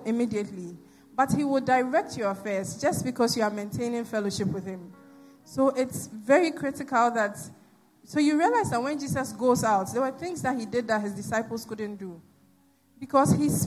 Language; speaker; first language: English; non-native, local second language; Akan